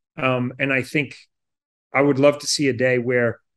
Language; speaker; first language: English; native; English